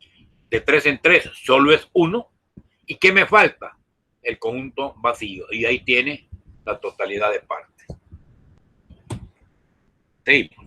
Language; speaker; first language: Spanish; native; Spanish